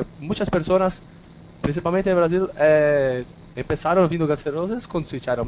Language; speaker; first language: Portuguese; non-native, learner; Spanish